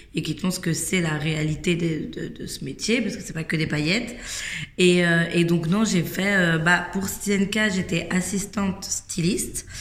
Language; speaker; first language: French; native; French